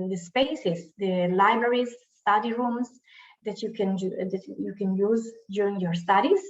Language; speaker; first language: English; non-native, fluent; Italian